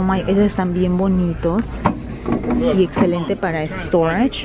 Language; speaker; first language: Spanish; native; Spanish